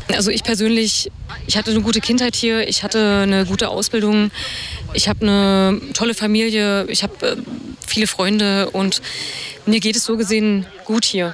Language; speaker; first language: German; native; German